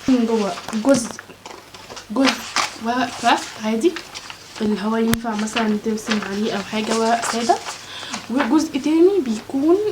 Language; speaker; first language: Arabic; native; Arabic